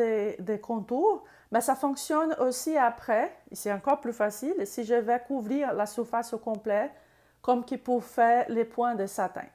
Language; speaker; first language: French; non-native, fluent; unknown